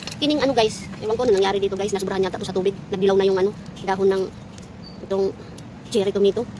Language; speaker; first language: Filipino; non-native, local second language; Waray